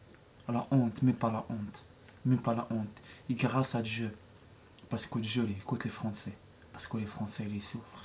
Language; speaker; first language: French; non-native, learner; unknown